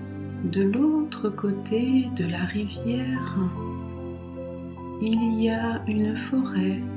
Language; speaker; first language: French; native; French